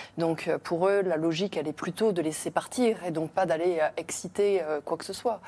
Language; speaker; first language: French; native; French